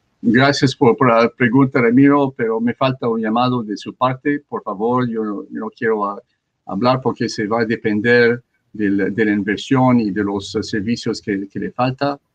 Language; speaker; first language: Spanish; non-native, learner; French